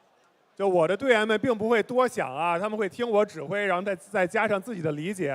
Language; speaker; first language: Chinese; native; Chinese